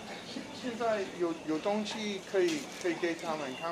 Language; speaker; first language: Chinese; non-native, learner; English